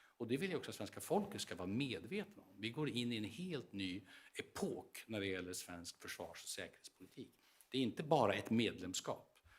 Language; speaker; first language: Swedish; native; Swedish